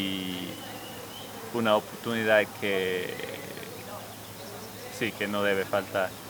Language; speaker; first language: Spanish; non-native, fluent; English